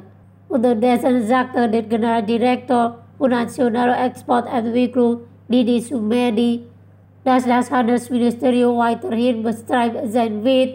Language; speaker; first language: German; non-native, fluent; Indonesian